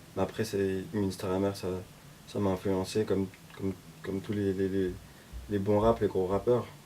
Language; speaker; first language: French; native; French